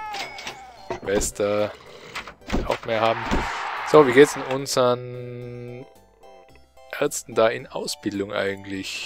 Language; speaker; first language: German; native; German